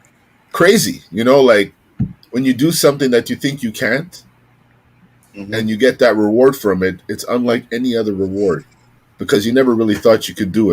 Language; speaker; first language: English; native; English